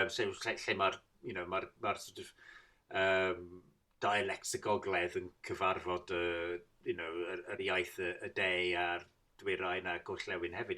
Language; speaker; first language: Welsh; non-native, fluent; English